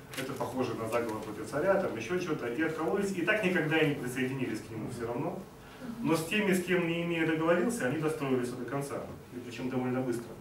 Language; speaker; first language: Russian; native; Russian